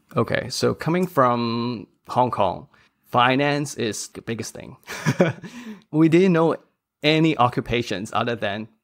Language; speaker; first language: English; non-native, local second language; Cantonese